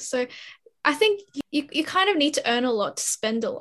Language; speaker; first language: English; early bilingual, other home language; Korean